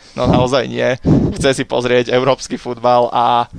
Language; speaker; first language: Slovak; native; Slovak